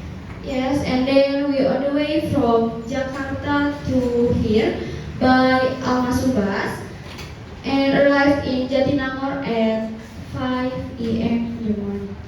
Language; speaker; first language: English; non-native, learner; Indonesian